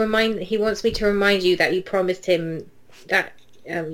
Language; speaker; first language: English; native; English